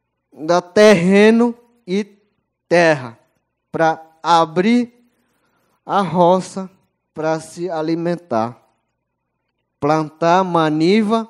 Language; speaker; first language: Portuguese; non-native, local second language; Yanomámi